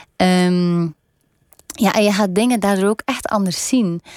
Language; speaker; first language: Dutch; native; Dutch